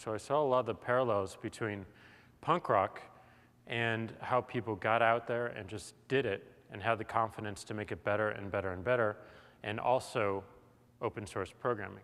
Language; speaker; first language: English; native; English